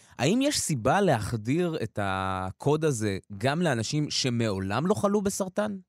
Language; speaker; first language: Hebrew; early bilingual, other home language; Russian